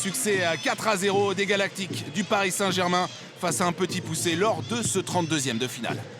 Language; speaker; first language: French; native; French